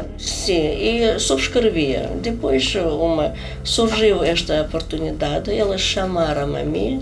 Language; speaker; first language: Portuguese; non-native, learner; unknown